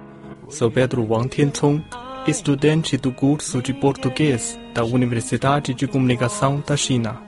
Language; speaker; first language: Portuguese; non-native, fluent; Chinese